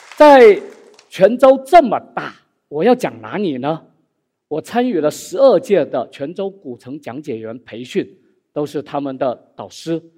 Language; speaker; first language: Chinese; native; Chinese